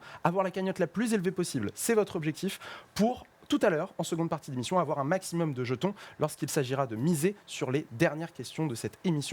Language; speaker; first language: French; native; French